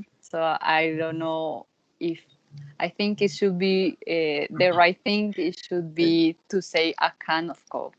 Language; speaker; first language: English; non-native, learner; Spanish